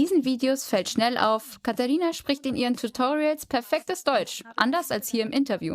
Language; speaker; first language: German; native; German